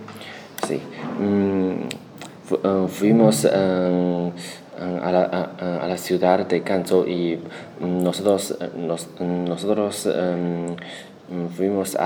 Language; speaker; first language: Spanish; non-native, learner; Chinese